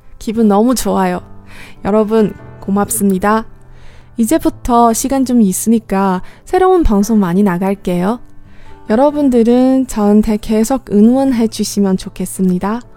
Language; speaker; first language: Korean; non-native, fluent; Chinese